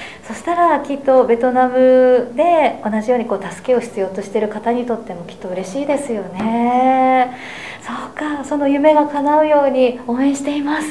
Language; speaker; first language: Japanese; native; Japanese